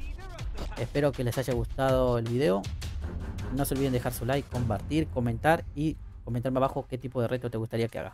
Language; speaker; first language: Spanish; native; Spanish